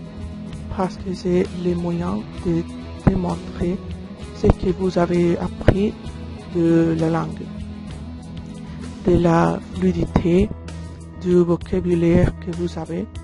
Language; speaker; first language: French; non-native, fluent; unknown